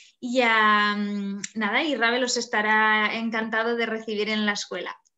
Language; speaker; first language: Spanish; native; Spanish